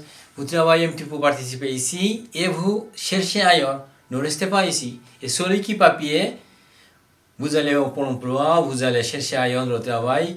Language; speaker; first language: French; non-native, learner; Bangla